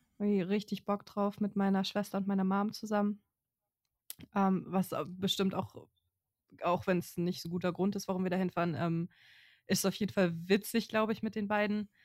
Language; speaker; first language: German; native; German